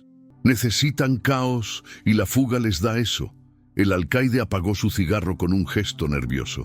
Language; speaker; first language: Spanish; native; Spanish